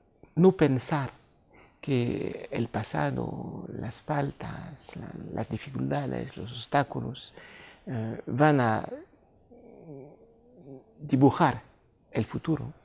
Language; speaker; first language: Spanish; non-native, fluent; French